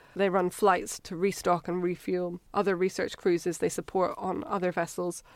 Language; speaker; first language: English; native; English